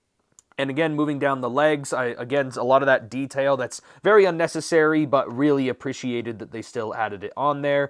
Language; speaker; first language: English; native; English